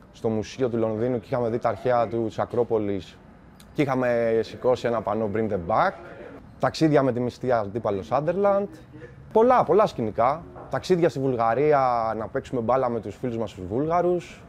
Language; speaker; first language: Greek; native; Greek